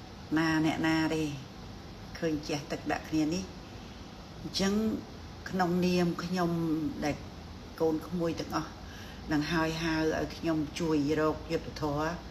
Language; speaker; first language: Khmer; native; Khmer